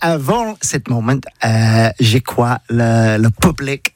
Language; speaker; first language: French; non-native, learner; English